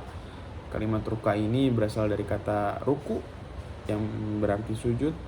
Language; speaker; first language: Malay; non-native, local second language; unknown